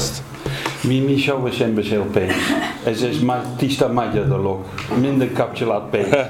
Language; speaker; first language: Hungarian; non-native, learner; Dutch